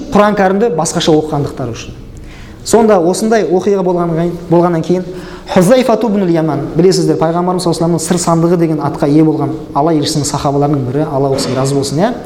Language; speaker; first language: Kazakh; native; Kazakh